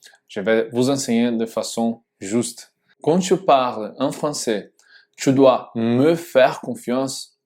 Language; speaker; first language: French; non-native, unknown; Portuguese